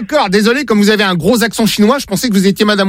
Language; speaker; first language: French; native; French